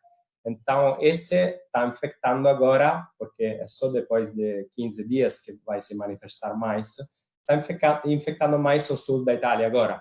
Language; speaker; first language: Portuguese; non-native, fluent; Italian